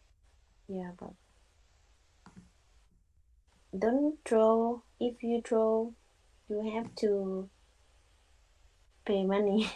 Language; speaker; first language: English; non-native, learner; Thai